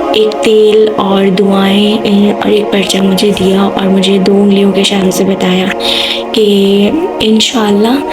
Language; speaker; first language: Urdu; native; Urdu